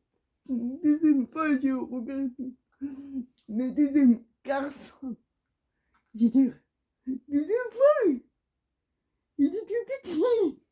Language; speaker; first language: French; non-native, learner; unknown